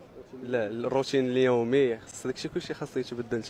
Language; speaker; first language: Arabic; native; Arabic